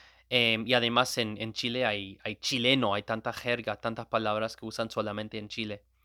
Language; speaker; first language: Spanish; non-native, fluent; Gujarati